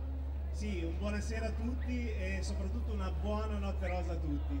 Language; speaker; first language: Italian; native; Italian